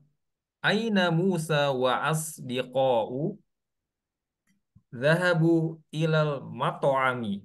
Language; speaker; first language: Arabic; non-native, learner; Indonesian